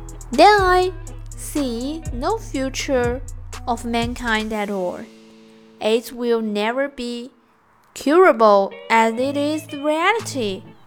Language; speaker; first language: English; non-native, fluent; Chinese